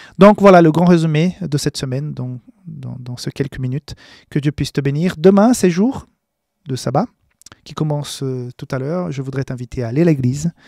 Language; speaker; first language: French; non-native, fluent; Portuguese